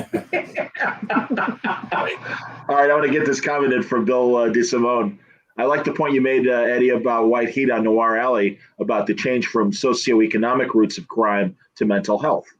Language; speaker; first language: English; native; English